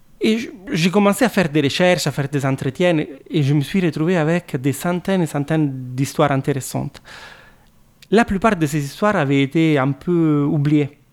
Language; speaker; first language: French; non-native, fluent; Italian